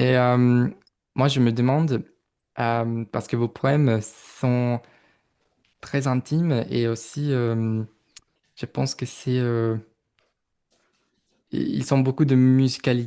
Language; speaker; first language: French; non-native, fluent; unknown